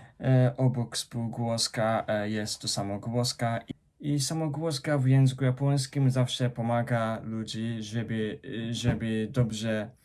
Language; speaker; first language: Polish; non-native, fluent; Japanese